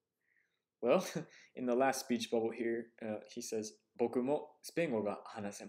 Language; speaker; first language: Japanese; non-native, fluent; English